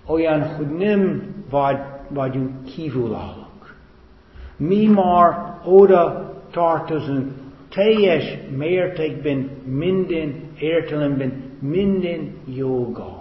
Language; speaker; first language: Hungarian; non-native, fluent; English